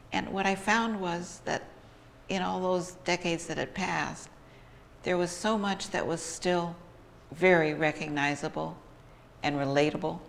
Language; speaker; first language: English; native; English